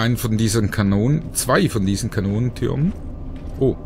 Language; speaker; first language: German; native; German